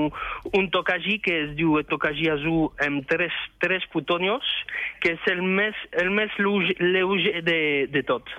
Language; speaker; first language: Catalan; non-native, fluent; French